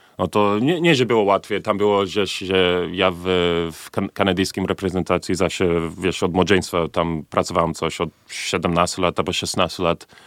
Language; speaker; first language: Polish; early bilingual, heritage; Polish